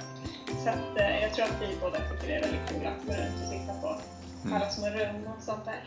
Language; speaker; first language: Swedish; native; Swedish